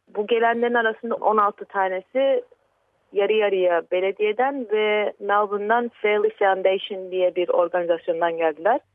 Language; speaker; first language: Turkish; early bilingual, heritage; Turkish